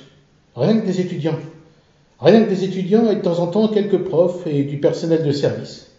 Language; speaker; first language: French; native; French